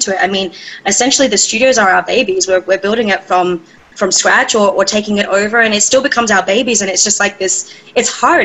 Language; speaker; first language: English; native; English